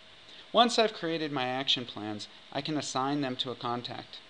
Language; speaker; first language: English; native; English